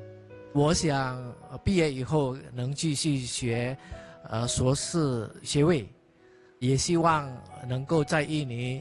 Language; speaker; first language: Chinese; early bilingual, heritage; Indonesian